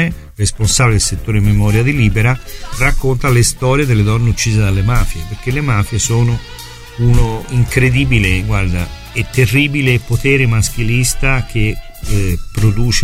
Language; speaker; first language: Italian; native; Italian